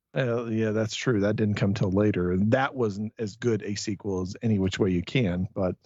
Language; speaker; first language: English; native; English